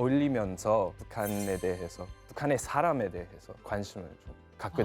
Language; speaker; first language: Korean; non-native, fluent; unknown